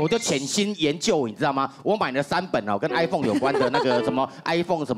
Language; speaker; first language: Chinese; native; Chinese